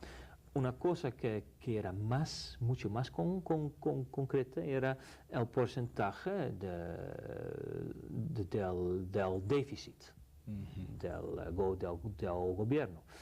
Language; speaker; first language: Spanish; non-native, fluent; Dutch